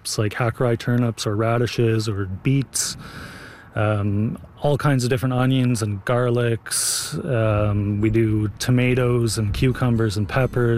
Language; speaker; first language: English; native; English